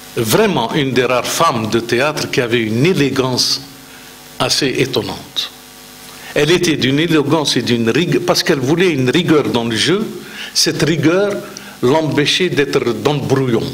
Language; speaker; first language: French; non-native, local second language; Arabic